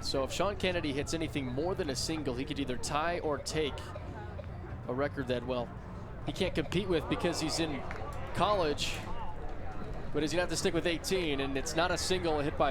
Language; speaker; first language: English; native; English